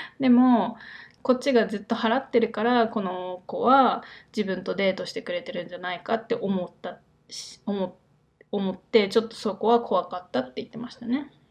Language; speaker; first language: Japanese; native; Japanese